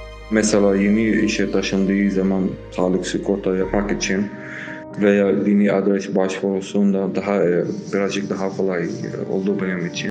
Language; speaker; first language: Turkish; non-native, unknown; Arabic